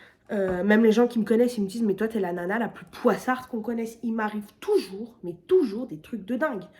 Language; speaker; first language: French; native; French